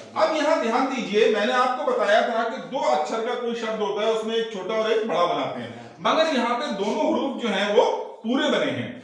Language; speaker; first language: Hindi; native; Hindi